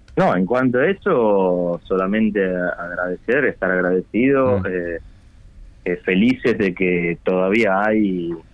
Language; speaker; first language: Spanish; non-native, fluent; Italian